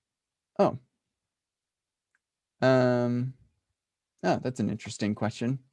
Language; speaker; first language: English; native; English